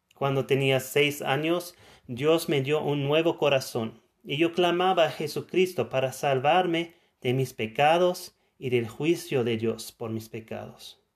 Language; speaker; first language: Spanish; non-native, fluent; German